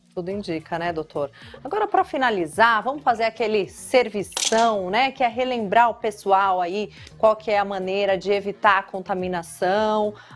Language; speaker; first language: Portuguese; native; Portuguese